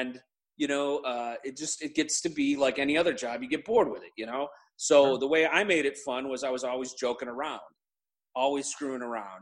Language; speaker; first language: English; native; English